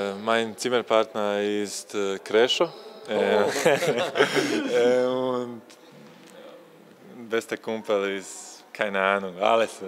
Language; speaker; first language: German; non-native, learner; Croatian